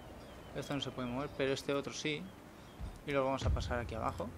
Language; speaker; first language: Spanish; native; Spanish